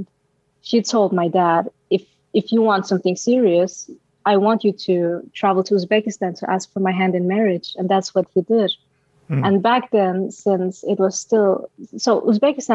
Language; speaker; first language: English; non-native, fluent; Danish